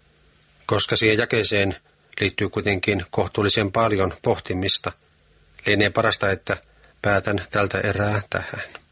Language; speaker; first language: Finnish; native; Finnish